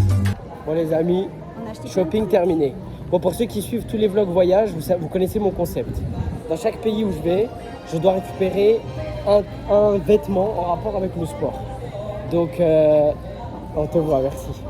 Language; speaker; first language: French; native; French